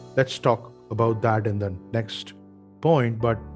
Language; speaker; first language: English; non-native, local second language; Hindi